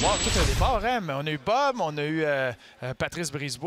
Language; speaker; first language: French; native; French